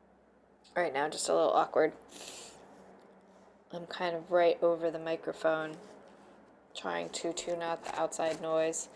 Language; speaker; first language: English; native; English